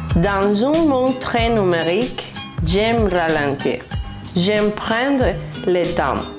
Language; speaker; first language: French; non-native, learner; Spanish